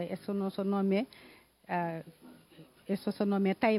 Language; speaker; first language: Portuguese; non-native, learner; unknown